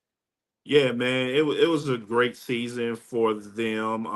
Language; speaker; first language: English; native; English